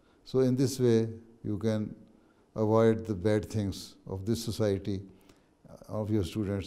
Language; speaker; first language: English; non-native, local second language; Urdu